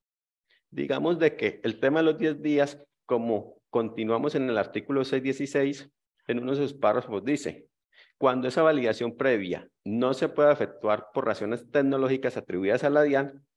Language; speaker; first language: Spanish; native; Spanish